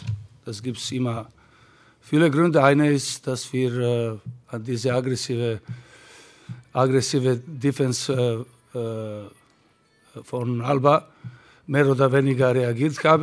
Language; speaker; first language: German; non-native, fluent; Serbian